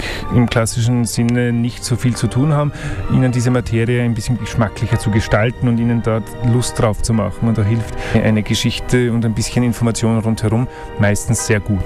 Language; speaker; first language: German; native; German